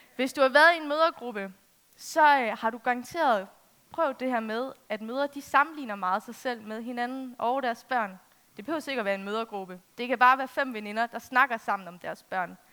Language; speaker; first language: Danish; native; Danish